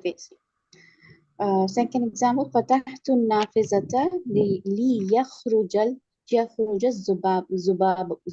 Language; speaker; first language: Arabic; non-native, learner; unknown